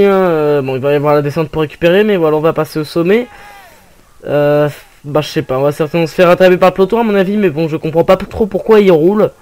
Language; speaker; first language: French; native; French